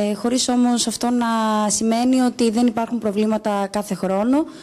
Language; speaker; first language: Greek; native; Greek